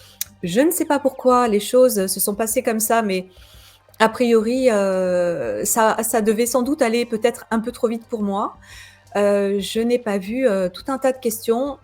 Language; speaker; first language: French; native; French